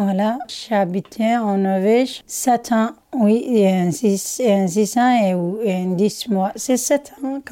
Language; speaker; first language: French; non-native, learner; Somali